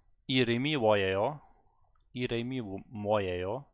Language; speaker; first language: Korean; non-native, learner; German